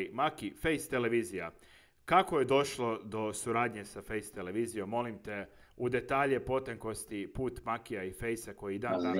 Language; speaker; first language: Croatian; native; Croatian